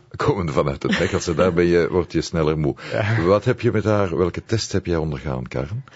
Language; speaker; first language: Dutch; native; Dutch